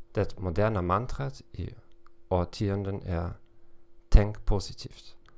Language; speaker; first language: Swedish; non-native, learner; German